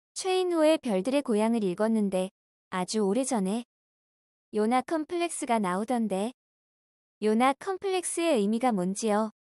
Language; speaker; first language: Korean; native; Korean